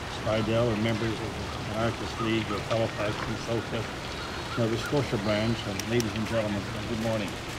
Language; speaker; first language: English; native; English